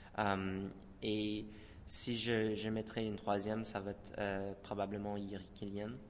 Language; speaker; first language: French; non-native, local second language; English